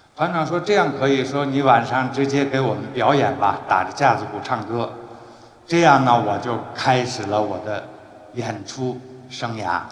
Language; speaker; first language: Chinese; native; Chinese